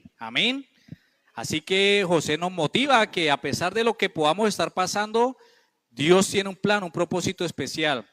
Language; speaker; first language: Spanish; native; Spanish